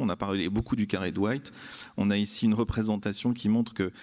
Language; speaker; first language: French; native; French